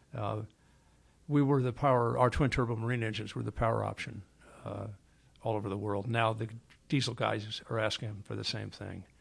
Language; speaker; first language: English; native; English